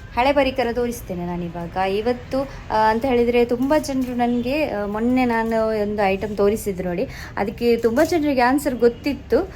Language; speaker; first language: Kannada; non-native, local second language; Tulu